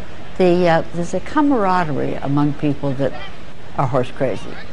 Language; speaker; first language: English; native; English